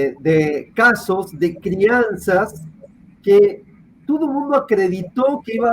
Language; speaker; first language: Portuguese; non-native, fluent; Spanish